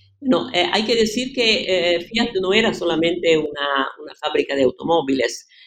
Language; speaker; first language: Spanish; non-native, fluent; Italian